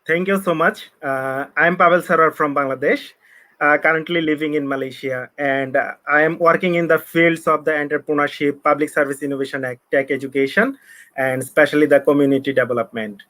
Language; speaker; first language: English; non-native, fluent; Bangla